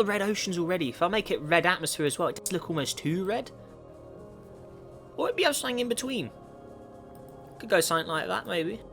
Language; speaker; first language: English; native; English